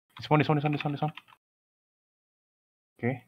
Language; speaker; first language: English; non-native, learner; Indonesian